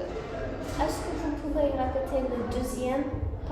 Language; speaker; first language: French; non-native, learner; English